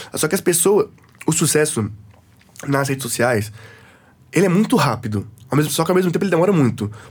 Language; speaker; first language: Portuguese; native; Portuguese